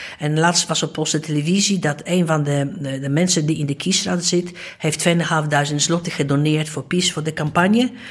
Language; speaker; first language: Dutch; non-native, fluent; Polish